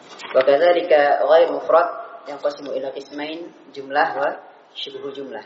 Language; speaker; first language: Arabic; non-native, fluent; Indonesian